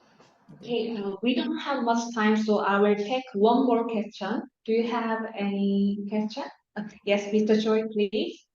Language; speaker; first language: English; non-native, learner; Korean